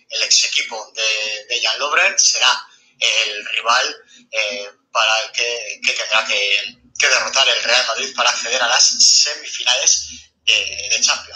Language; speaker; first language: Spanish; native; Spanish